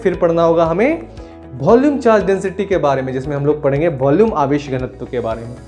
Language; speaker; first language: Hindi; native; Hindi